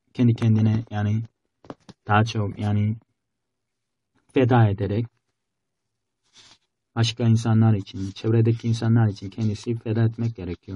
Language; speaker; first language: Turkish; non-native, fluent; Korean